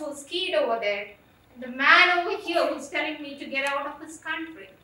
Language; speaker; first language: English; non-native, local second language; Malayalam